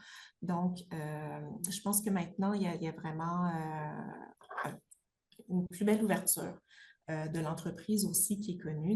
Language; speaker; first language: French; native; French